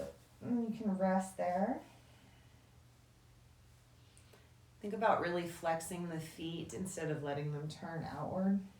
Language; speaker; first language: English; native; English